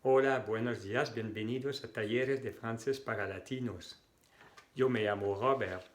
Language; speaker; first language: Spanish; non-native, fluent; French